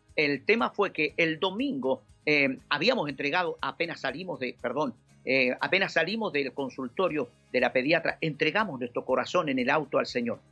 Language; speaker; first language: Spanish; native; Spanish